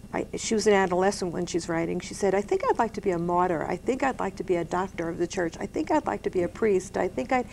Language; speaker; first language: English; native; English